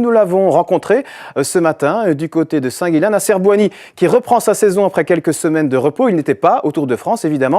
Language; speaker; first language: French; native; French